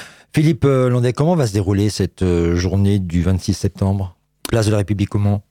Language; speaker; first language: French; native; French